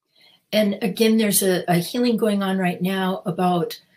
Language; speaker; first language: English; native; English